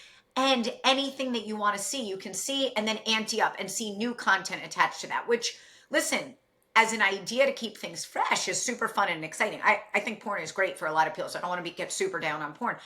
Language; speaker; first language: English; native; English